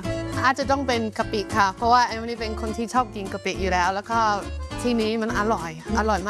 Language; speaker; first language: Thai; non-native, fluent; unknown